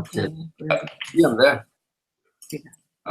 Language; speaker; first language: English; non-native, learner; French